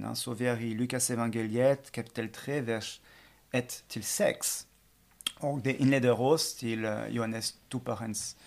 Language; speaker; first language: Swedish; non-native, fluent; French